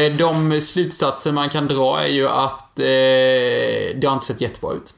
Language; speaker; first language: Swedish; native; Swedish